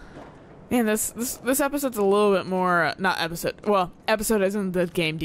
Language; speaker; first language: English; native; English